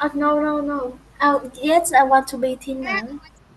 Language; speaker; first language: English; non-native, learner; Vietnamese